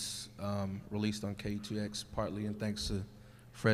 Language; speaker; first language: English; native; English